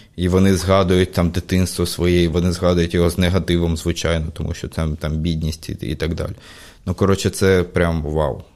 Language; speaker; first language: Ukrainian; native; Ukrainian